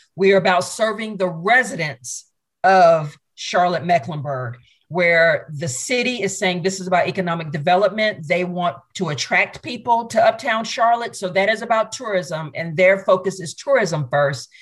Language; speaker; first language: English; native; English